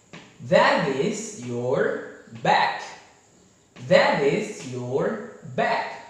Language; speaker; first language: English; non-native, fluent; Indonesian